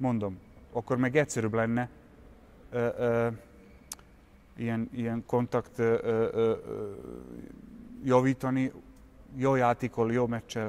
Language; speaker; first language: Hungarian; non-native, fluent; Serbian